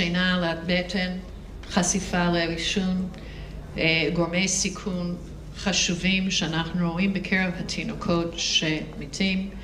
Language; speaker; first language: Hebrew; non-native, fluent; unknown